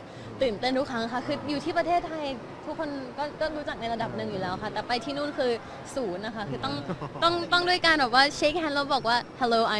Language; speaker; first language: Thai; native; Thai